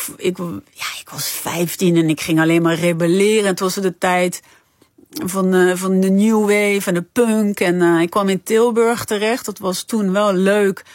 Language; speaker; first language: Dutch; early bilingual, other home language; French